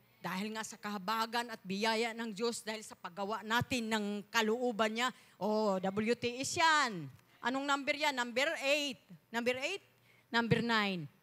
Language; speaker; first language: Filipino; non-native, local second language; Cebuano